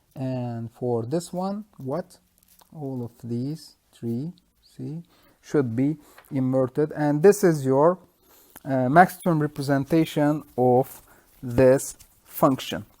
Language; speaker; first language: English; non-native, fluent; Turkish